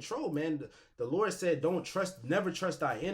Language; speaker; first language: English; native; English